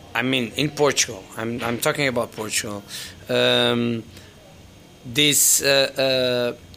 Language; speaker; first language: English; non-native, fluent; Portuguese